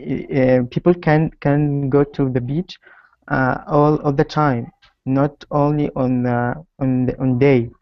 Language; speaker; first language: English; non-native, learner; Arabic